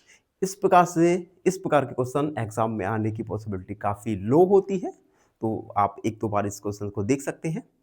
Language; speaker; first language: Hindi; native; Hindi